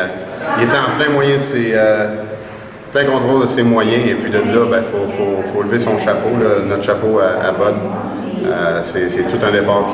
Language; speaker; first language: French; native; French